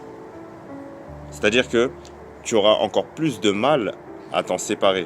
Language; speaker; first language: French; native; French